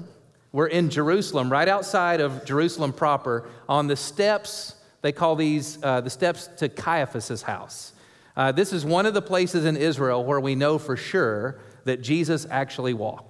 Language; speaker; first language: English; native; English